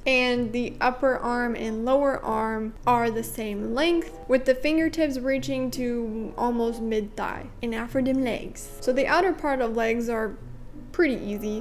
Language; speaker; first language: English; native; English